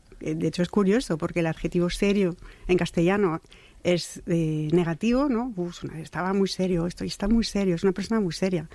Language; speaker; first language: Spanish; non-native, fluent; French